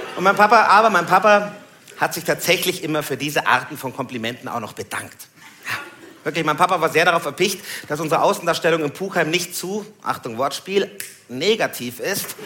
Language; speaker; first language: German; native; German